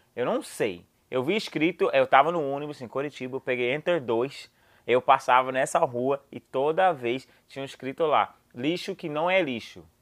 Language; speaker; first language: Portuguese; non-native, fluent; English